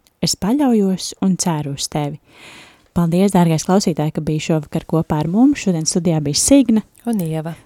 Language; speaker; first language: Latvian; native; Latvian